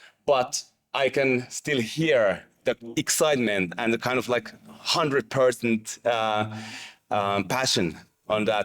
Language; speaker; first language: English; non-native, fluent; Finnish